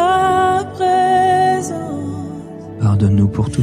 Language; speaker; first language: French; native; French